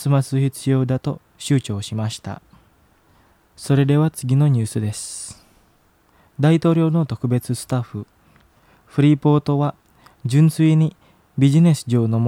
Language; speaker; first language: Japanese; non-native, fluent; Indonesian